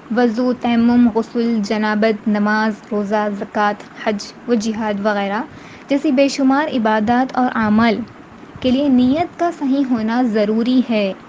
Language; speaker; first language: Urdu; native; Urdu